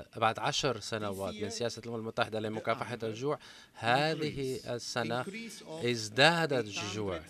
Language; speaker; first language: Arabic; non-native, fluent; Italian